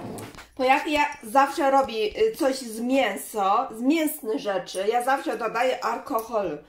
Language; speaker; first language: Polish; non-native, learner; Chinese